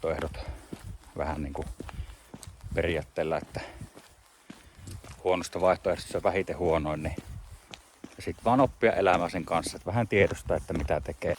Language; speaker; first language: Finnish; native; Finnish